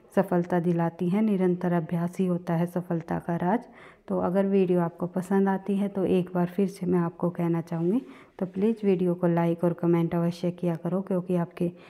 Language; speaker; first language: Hindi; native; Hindi